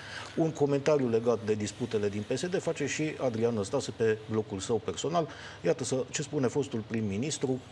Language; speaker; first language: Romanian; native; Romanian